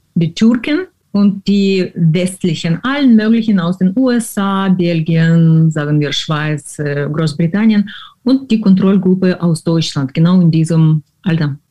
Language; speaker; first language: German; non-native, fluent; Ukrainian